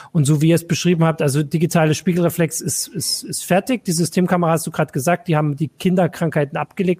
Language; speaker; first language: German; native; German